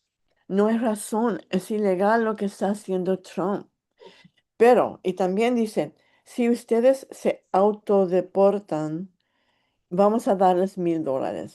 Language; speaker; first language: Spanish; early bilingual, heritage; English